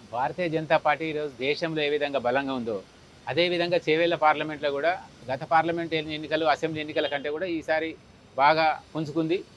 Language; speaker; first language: Telugu; native; Telugu